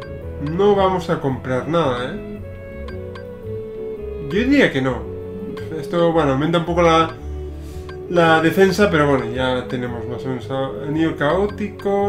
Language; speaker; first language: Spanish; native; Spanish